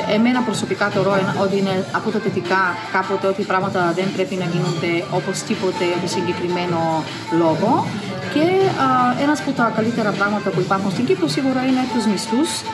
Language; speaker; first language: Greek; non-native, fluent; Bulgarian